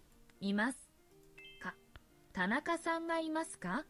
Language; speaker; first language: Japanese; non-native, learner; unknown